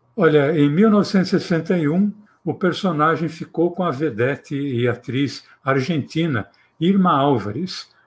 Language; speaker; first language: Portuguese; native; Portuguese